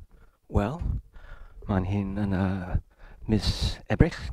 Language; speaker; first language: Welsh; non-native, learner; English